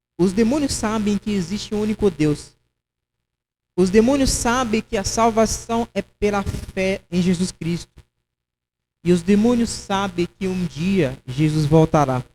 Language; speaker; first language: Portuguese; non-native, fluent; Haitian Creole